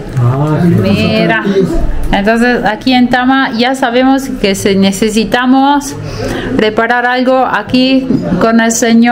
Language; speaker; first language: Spanish; non-native, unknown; Italian